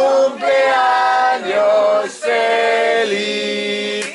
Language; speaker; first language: Spanish; native; Spanish